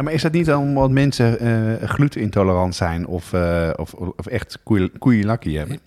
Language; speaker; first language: Dutch; native; Dutch